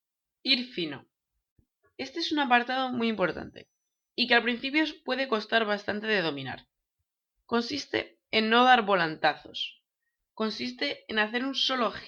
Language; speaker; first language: Spanish; native; Spanish